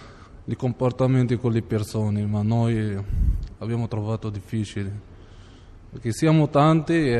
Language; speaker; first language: Italian; non-native, fluent; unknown